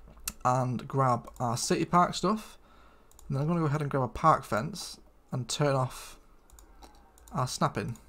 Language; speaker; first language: English; native; English